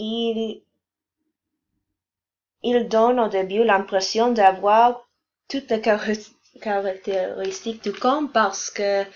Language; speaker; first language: French; non-native, learner; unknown